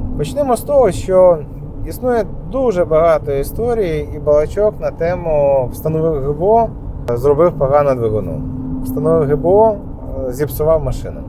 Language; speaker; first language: Ukrainian; non-native, local second language; Russian